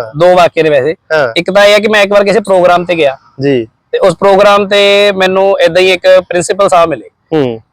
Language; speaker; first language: Punjabi; non-native, local second language; Hindi